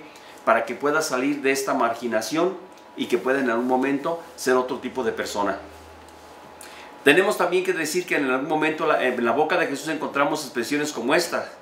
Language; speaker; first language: Spanish; native; Spanish